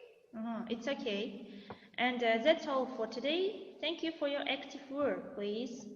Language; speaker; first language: English; non-native, fluent; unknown